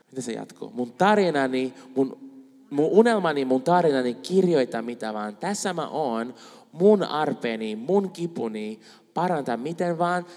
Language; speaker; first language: Finnish; non-native, fluent; Spanish